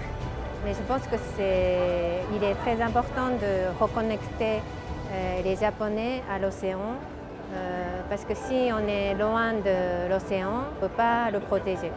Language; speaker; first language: French; non-native, fluent; Japanese